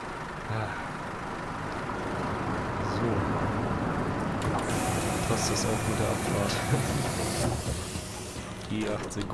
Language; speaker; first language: German; native; German